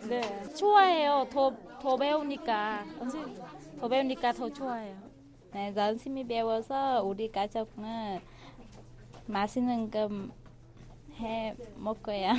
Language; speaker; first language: Korean; non-native, learner; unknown